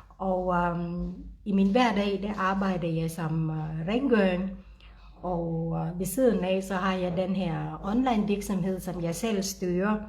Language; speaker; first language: Danish; non-native, fluent; Filipino